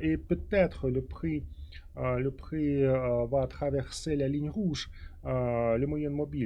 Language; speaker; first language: French; non-native, fluent; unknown